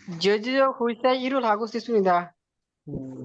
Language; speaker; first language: Korean; non-native, learner; Bangla